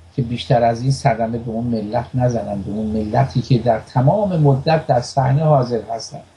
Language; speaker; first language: Persian; native; Persian